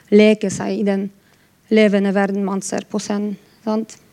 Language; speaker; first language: Norwegian; non-native, fluent; Polish